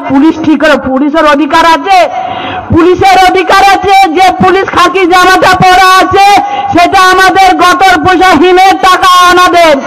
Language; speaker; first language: Bangla; non-native, local second language; Santali